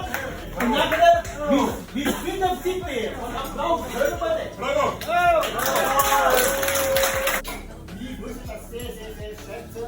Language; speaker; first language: German; non-native, learner; Chinese